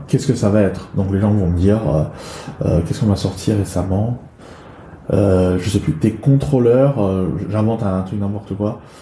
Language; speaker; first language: French; early bilingual, other home language; Chinese